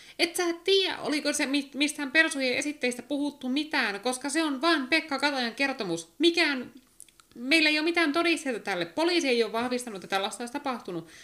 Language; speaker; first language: Finnish; native; Finnish